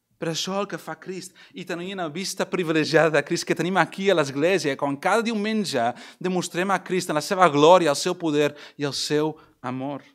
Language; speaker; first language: Catalan; non-native, fluent; English